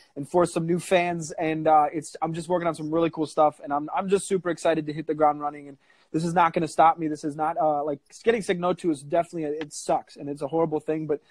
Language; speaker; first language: English; native; English